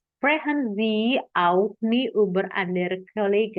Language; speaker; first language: German; non-native, learner; Indonesian